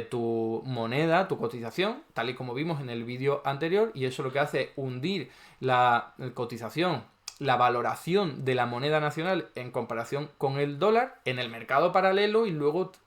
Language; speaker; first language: Spanish; native; Spanish